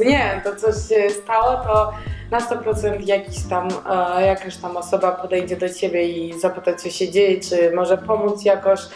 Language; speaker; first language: Polish; non-native, learner; Georgian